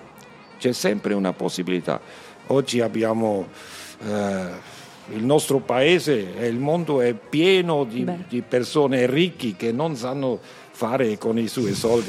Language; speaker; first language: Italian; non-native, learner; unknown